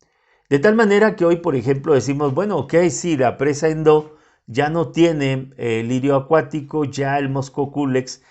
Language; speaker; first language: Spanish; native; Spanish